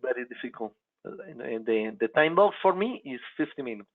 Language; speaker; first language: English; non-native, local second language; Spanish